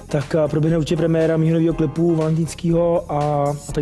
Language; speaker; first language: Czech; native; Czech